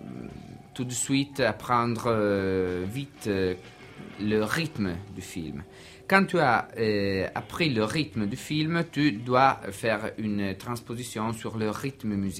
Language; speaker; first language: French; non-native, learner; Italian